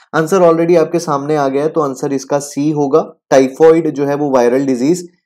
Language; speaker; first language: Hindi; native; Hindi